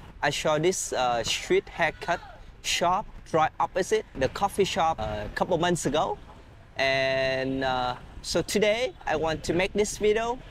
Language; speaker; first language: English; non-native, fluent; Vietnamese